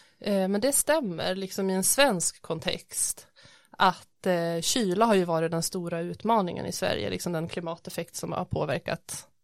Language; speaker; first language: Swedish; native; Swedish